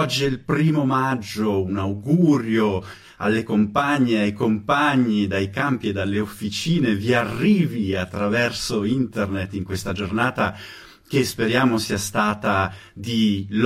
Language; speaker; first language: Italian; native; Italian